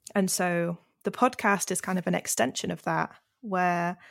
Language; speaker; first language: English; native; English